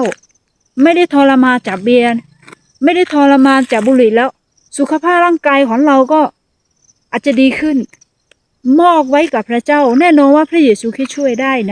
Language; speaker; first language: Thai; non-native, fluent; Akha